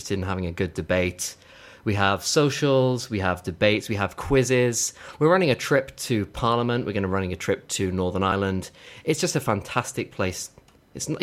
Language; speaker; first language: English; native; English